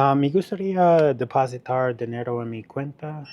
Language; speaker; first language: Spanish; non-native, learner; English